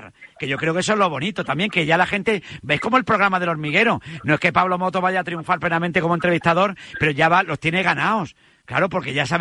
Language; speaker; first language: Spanish; native; Spanish